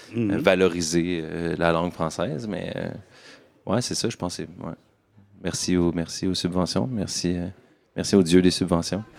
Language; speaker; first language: French; native; French